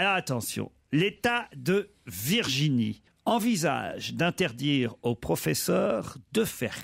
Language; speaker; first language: French; native; French